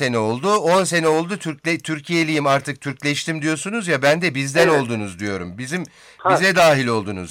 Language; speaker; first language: Turkish; native; Turkish